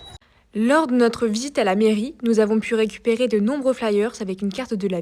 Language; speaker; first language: French; native; French